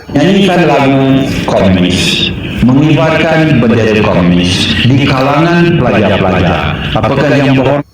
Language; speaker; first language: Malay; native; Malay